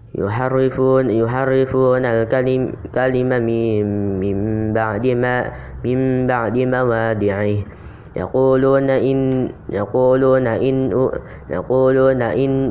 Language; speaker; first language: Arabic; non-native, learner; Indonesian